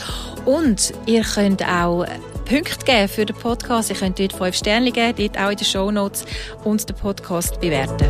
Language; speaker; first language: German; native; German